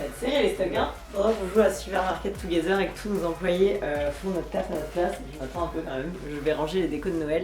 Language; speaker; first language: French; native; French